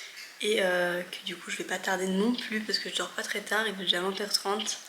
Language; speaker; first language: French; native; French